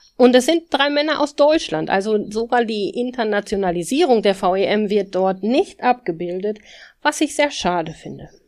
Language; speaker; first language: German; native; German